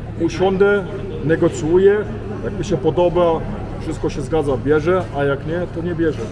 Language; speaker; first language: Polish; early bilingual, heritage; Polish